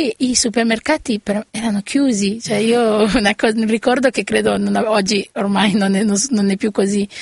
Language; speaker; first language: Italian; early bilingual, other home language; Spanish